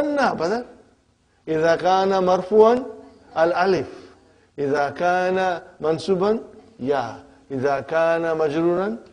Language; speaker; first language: Arabic; non-native, fluent; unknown